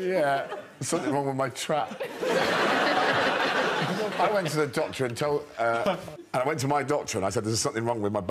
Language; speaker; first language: English; native; English